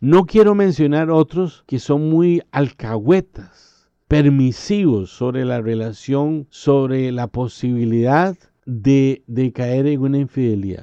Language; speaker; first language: Spanish; native; Spanish